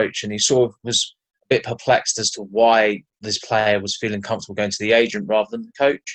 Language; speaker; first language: English; native; English